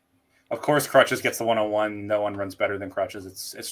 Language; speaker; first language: English; native; English